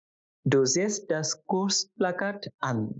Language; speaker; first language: German; non-native, fluent; Bangla